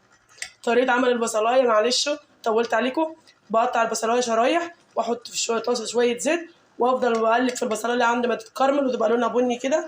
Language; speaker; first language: Arabic; native; Arabic